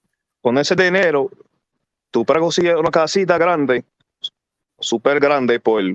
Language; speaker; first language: Spanish; early bilingual, heritage; English